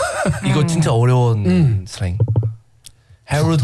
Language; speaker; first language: Korean; non-native, learner; English